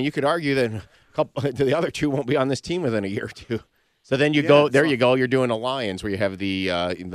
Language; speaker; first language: English; native; English